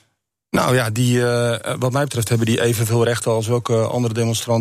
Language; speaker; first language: Dutch; native; Dutch